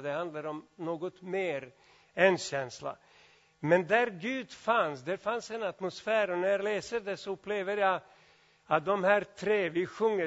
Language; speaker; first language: Swedish; non-native, fluent; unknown